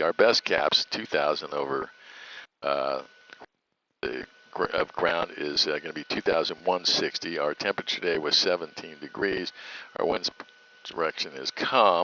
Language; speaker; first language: English; native; English